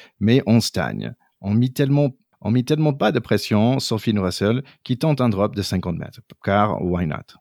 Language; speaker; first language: French; non-native, fluent; English